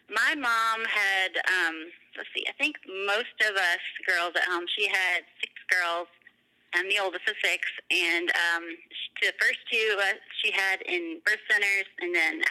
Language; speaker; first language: English; native; English